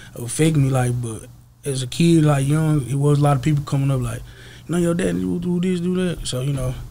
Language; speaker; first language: English; native; English